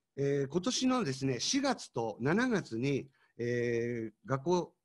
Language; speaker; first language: Japanese; native; Japanese